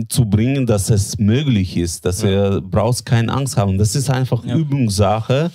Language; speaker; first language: German; non-native, fluent; Latvian